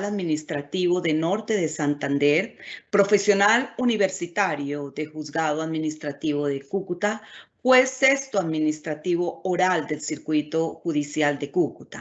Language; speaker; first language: Spanish; native; Spanish